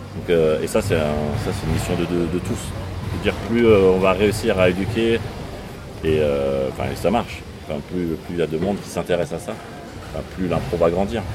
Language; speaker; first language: French; native; French